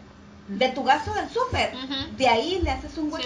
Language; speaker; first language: Spanish; native; Spanish